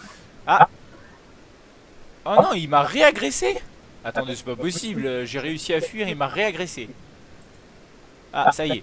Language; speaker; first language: French; native; French